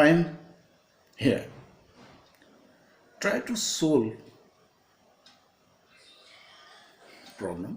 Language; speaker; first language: English; non-native, local second language; Hindi